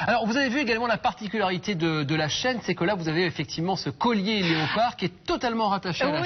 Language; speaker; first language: French; native; French